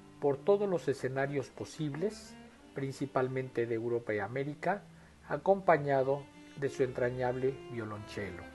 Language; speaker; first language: Spanish; native; Spanish